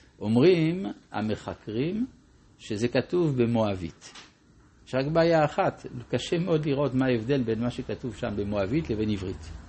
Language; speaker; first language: Hebrew; non-native, fluent; French